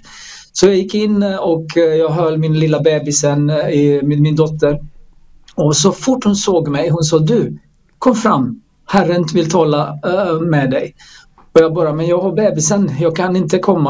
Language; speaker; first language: Swedish; non-native, fluent; Croatian